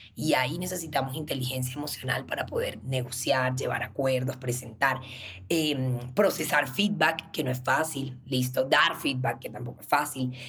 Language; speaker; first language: Spanish; native; Spanish